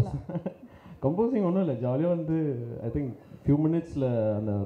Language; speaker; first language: Tamil; native; Tamil